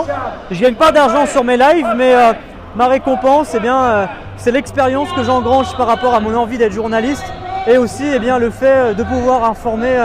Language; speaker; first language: French; native; French